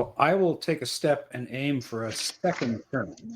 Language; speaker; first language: English; native; English